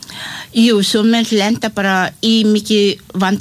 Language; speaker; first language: Icelandic; non-native, learner; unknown